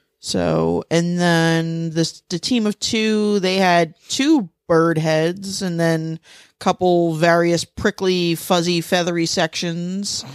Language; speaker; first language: English; native; English